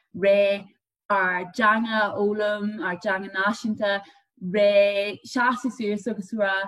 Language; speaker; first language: Irish; non-native, local second language; English